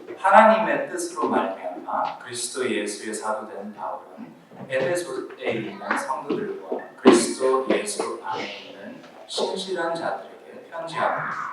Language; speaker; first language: Korean; early bilingual, heritage; Korean